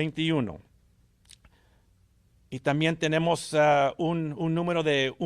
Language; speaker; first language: Spanish; early bilingual, heritage; Spanish